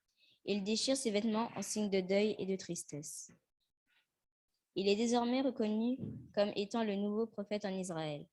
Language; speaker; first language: French; native; French